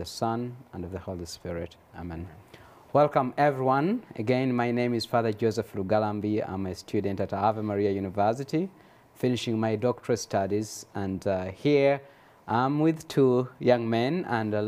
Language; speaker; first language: English; non-native, local second language; Ganda